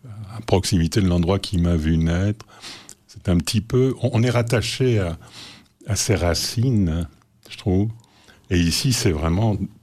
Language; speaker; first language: French; native; French